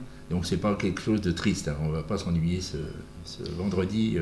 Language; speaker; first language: French; native; French